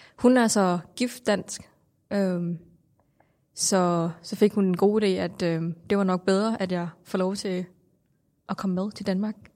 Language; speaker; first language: Danish; non-native, fluent; Thai